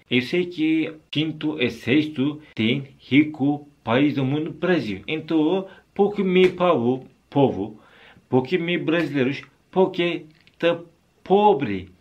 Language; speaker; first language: Portuguese; non-native, learner; Turkish